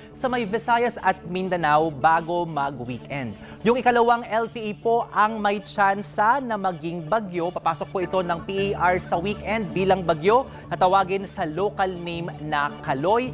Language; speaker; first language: Filipino; non-native, local second language; Bikol